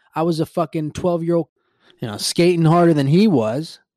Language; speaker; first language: English; early bilingual, other home language; Spanish